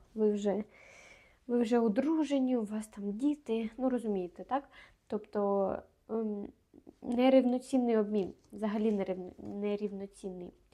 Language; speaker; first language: Ukrainian; non-native, local second language; Russian